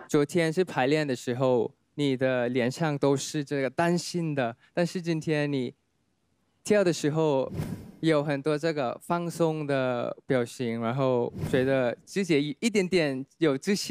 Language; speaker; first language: Chinese; non-native, learner; Thai